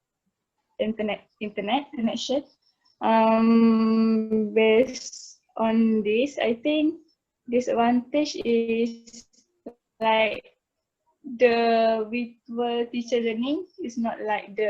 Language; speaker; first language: English; non-native, local second language; Malay